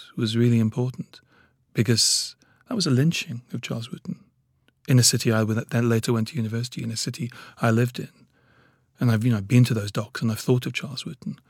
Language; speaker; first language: English; native; English